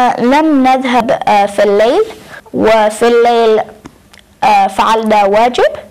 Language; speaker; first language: Arabic; non-native, learner; English